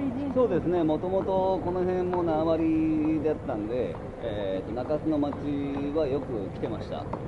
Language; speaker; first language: Japanese; native; Japanese